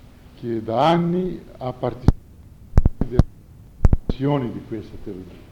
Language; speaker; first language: Italian; non-native, fluent; Portuguese